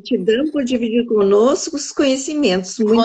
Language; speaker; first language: Portuguese; native; Portuguese